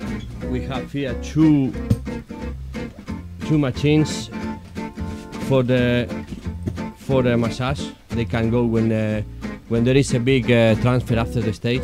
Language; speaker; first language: English; non-native, learner; Spanish